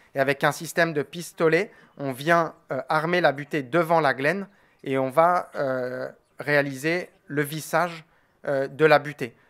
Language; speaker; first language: French; native; French